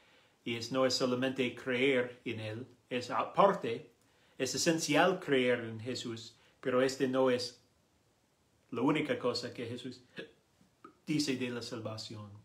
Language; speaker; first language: Spanish; non-native, learner; English